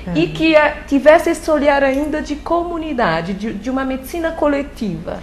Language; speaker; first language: Portuguese; non-native, local second language; Kabuverdianu